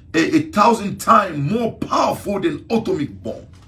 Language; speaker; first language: English; non-native, learner; Bambara